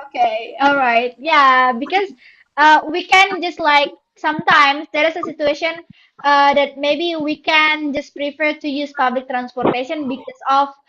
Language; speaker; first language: English; non-native, learner; Indonesian